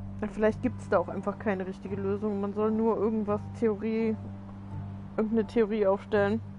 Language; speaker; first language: German; native; German